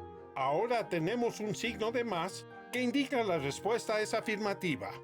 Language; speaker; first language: Spanish; native; Spanish